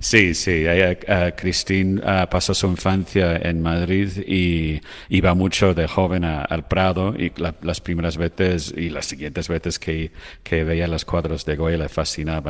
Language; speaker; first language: Spanish; non-native, fluent; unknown